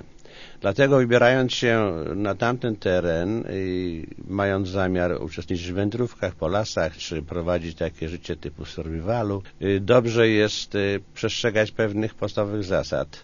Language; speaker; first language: Polish; native; Polish